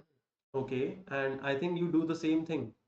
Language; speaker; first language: English; non-native, local second language; Hindi